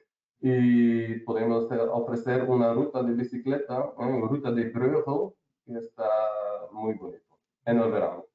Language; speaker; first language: Spanish; non-native, learner; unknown